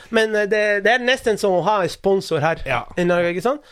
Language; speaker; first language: Norwegian; non-native, fluent; Spanish